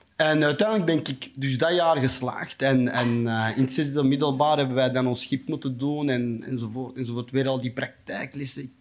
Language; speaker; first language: Dutch; non-native, local second language; Turkish